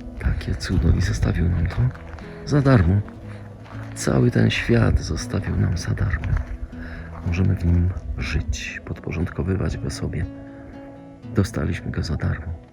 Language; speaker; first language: Polish; native; Polish